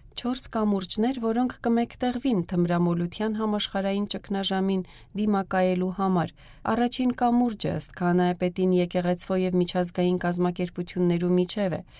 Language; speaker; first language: Armenian; early bilingual, heritage; Armenian